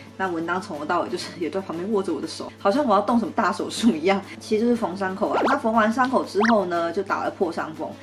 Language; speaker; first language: Chinese; native; Chinese